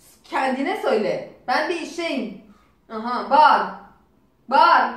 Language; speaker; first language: Turkish; non-native, learner; Azerbaijani